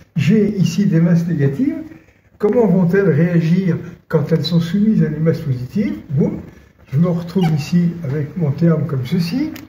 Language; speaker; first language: French; native; French